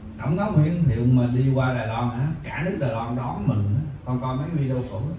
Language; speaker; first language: Vietnamese; native; Vietnamese